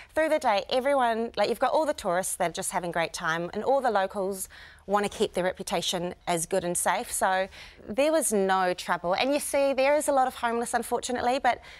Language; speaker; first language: English; native; English